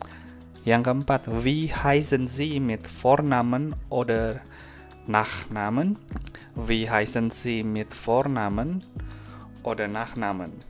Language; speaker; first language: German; non-native, fluent; Indonesian